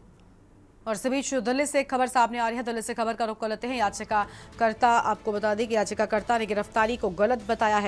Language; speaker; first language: Hindi; native; Hindi